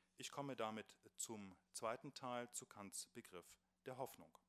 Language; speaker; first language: German; native; German